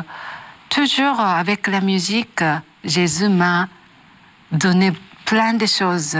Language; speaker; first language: French; non-native, learner; Japanese